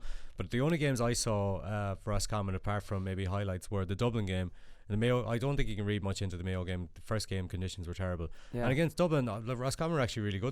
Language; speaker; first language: English; native; English